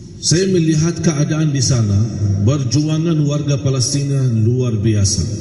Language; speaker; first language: Malay; non-native, fluent; Arabic